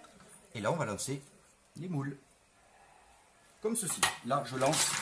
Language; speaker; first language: French; native; French